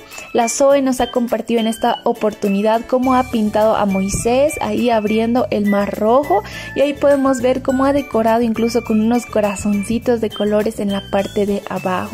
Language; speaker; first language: Spanish; native; Spanish